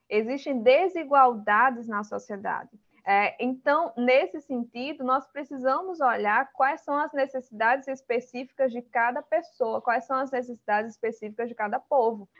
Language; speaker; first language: Portuguese; early bilingual, other home language; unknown